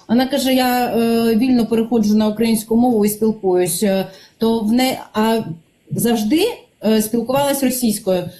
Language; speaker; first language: Ukrainian; non-native, local second language; Russian